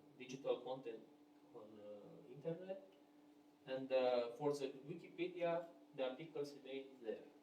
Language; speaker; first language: English; non-native, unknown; Romanian